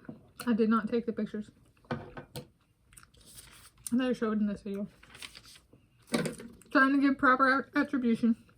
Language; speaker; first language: English; native; English